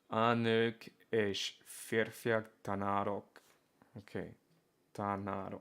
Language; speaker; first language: Hungarian; non-native, learner; English